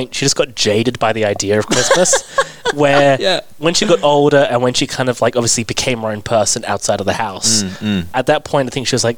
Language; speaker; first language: English; native; English